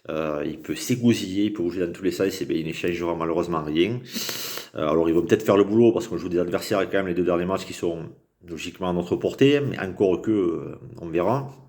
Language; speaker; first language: French; native; French